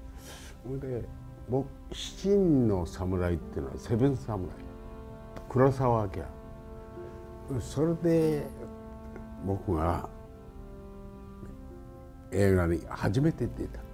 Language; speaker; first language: Japanese; native; Japanese